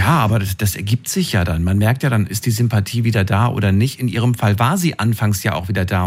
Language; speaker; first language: German; native; German